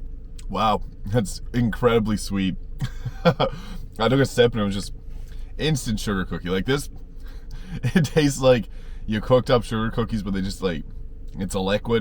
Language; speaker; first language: English; native; English